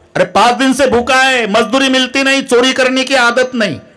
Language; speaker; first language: Hindi; non-native, local second language; Marathi